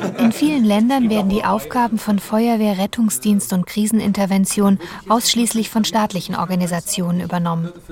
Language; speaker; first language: German; native; German